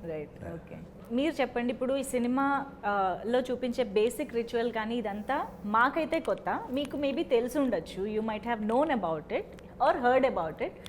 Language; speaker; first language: Telugu; native; Telugu